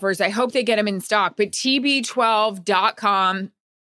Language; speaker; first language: English; native; English